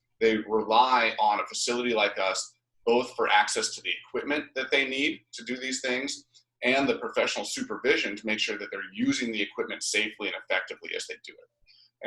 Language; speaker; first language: English; native; English